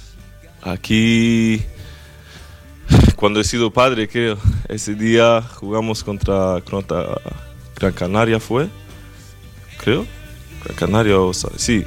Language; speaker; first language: Spanish; non-native, fluent; Swedish